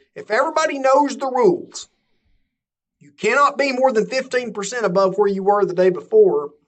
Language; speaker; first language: English; native; English